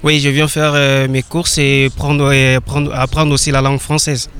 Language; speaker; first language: French; non-native, local second language; Lingala